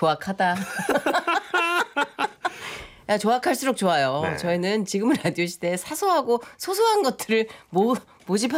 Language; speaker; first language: Korean; native; Korean